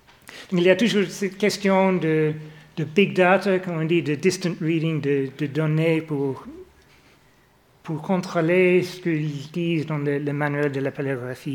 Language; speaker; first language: French; non-native, fluent; English